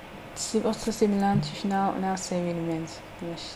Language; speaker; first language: Portuguese; non-native, learner; English